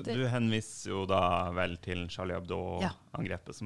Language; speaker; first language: Norwegian; native; Norwegian